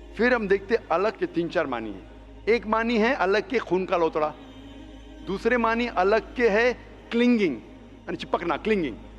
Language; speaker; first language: Hindi; non-native, local second language; Konkani